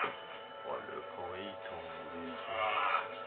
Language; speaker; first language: French; native; French